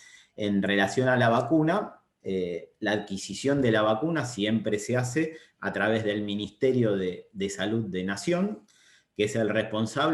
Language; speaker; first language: Spanish; native; Spanish